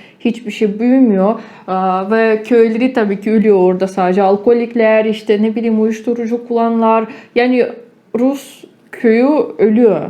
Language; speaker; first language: Turkish; non-native, fluent; Ukrainian